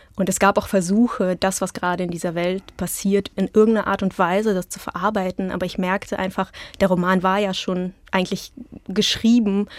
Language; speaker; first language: German; early bilingual, other home language; Russian